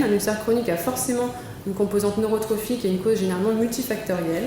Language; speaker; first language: French; native; French